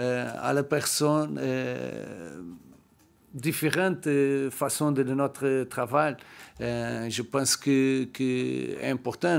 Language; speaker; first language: French; non-native, learner; Portuguese